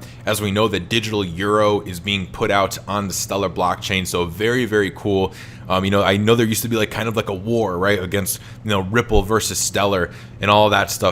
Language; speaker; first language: English; native; English